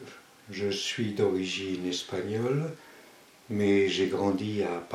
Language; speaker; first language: French; early bilingual, other home language; Spanish